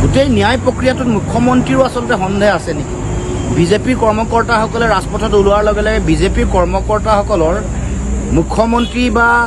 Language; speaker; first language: Assamese; native; Assamese